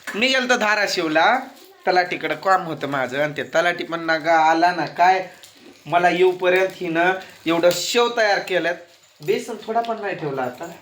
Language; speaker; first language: Marathi; native; Marathi